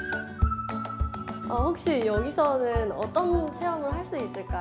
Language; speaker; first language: Korean; non-native, fluent; Burmese